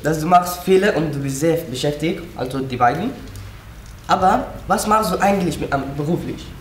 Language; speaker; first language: German; non-native, learner; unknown